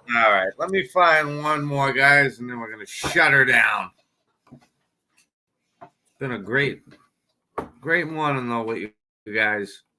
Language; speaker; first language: English; native; English